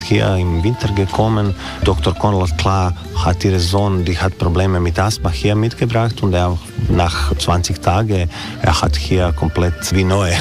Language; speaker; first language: German; non-native, learner; Croatian